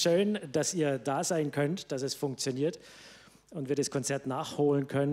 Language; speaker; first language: German; native; German